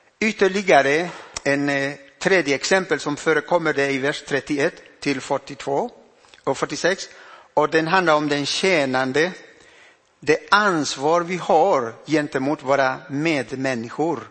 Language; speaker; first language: Swedish; non-native, fluent; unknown